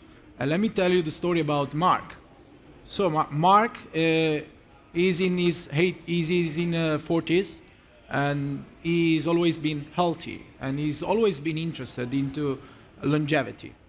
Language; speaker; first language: English; non-native, fluent; Italian